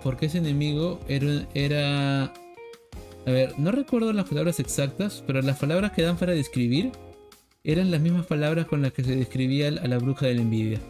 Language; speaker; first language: Spanish; native; Spanish